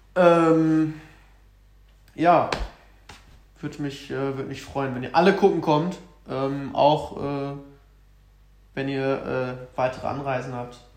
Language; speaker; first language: German; native; German